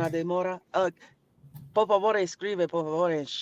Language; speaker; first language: Spanish; non-native, learner; English